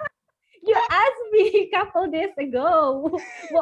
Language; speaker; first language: English; non-native, fluent; Indonesian